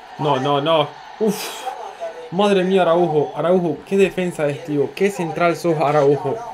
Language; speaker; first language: Spanish; non-native, fluent; Turkish